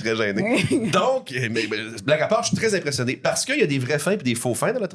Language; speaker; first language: French; native; French